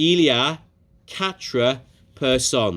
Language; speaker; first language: French; non-native, fluent; English